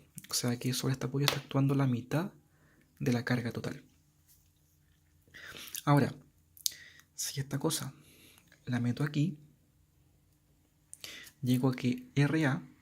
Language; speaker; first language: Spanish; native; Spanish